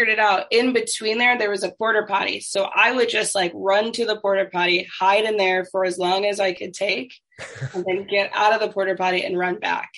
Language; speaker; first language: English; native; English